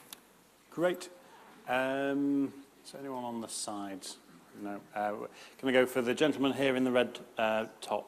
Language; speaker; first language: English; native; English